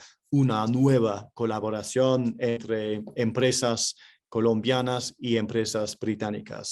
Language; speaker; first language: Spanish; non-native, fluent; English